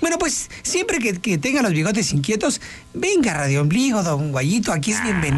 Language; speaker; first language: Spanish; native; Spanish